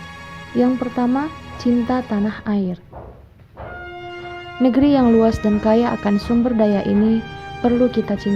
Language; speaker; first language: Indonesian; native; Indonesian